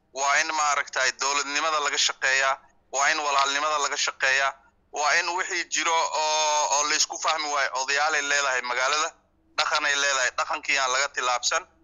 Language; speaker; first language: Somali; non-native, local second language; Swahili